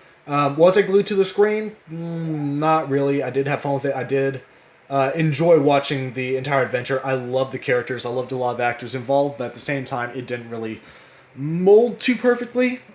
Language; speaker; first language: English; native; English